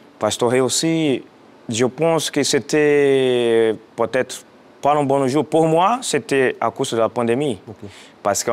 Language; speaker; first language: French; non-native, fluent; Portuguese